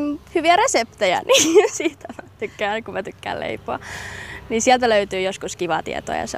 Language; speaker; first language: Finnish; native; Finnish